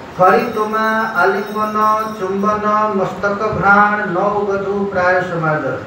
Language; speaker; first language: Hindi; non-native, local second language; Bangla